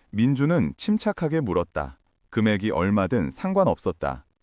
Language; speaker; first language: Korean; native; Korean